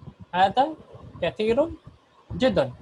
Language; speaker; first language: Arabic; non-native, fluent; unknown